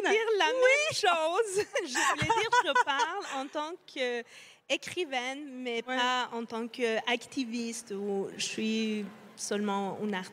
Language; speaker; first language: French; non-native, fluent; Persian